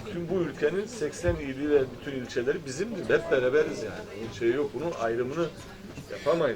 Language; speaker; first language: Turkish; native; Turkish